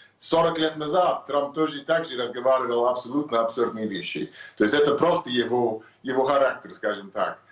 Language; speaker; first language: Russian; non-native, fluent; English